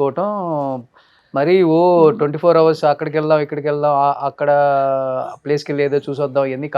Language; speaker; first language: Telugu; native; Telugu